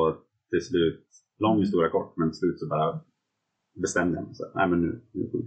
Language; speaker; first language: Swedish; native; Swedish